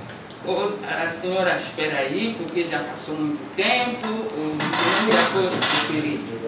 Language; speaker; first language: Portuguese; non-native, local second language; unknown